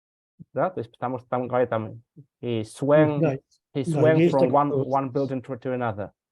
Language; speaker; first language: Russian; native; Russian